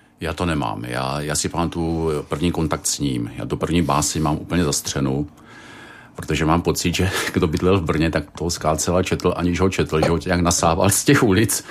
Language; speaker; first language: Czech; native; Czech